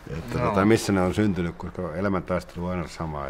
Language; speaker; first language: Finnish; native; Finnish